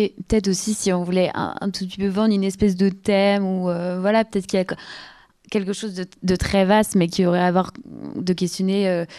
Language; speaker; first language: French; native; French